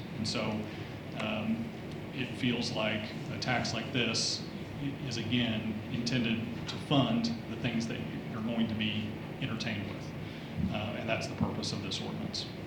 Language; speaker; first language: English; native; English